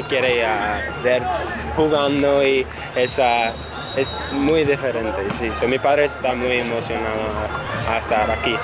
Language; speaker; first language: Spanish; non-native, learner; English